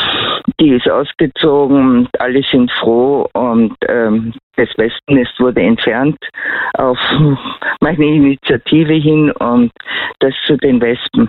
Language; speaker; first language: German; native; German